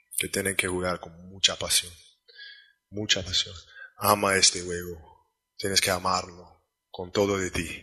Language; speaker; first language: Spanish; non-native, learner; English